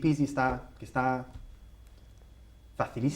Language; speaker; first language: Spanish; non-native, fluent; English